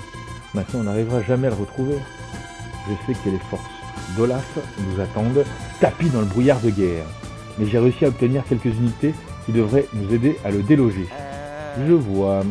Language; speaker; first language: French; native; French